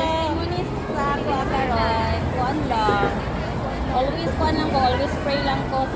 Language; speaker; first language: Filipino; non-native, local second language; Cebuano